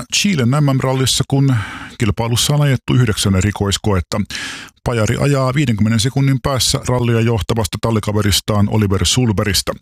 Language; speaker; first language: Finnish; native; Finnish